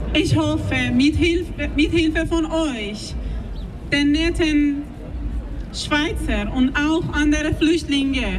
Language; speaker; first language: German; non-native, fluent; Persian